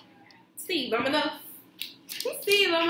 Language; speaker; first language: Spanish; non-native, learner; English